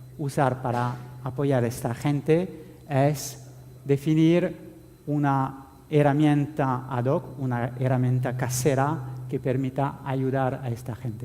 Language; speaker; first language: Spanish; non-native, fluent; French